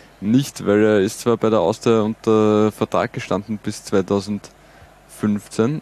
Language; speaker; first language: German; native; German